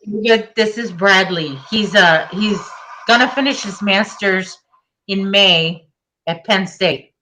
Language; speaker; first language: English; native; English